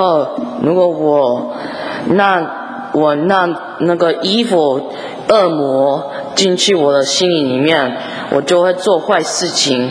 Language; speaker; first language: Chinese; early bilingual, heritage; English